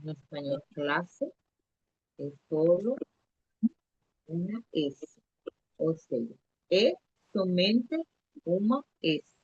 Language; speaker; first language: Spanish; non-native, learner; Portuguese